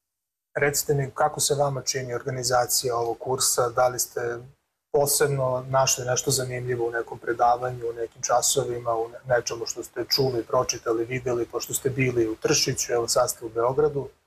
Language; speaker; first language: Serbian; native; Serbian